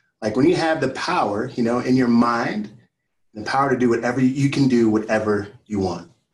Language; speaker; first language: English; native; English